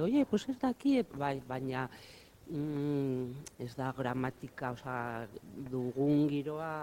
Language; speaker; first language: Basque; non-native, local second language; Spanish